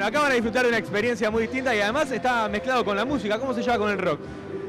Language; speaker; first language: Spanish; native; Spanish